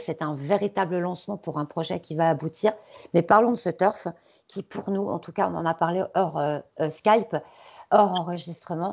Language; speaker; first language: French; native; French